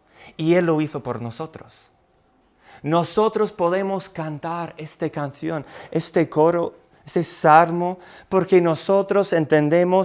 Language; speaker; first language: Spanish; non-native, fluent; English